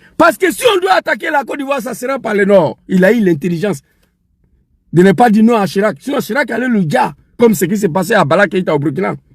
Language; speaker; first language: French; non-native, local second language; Dyula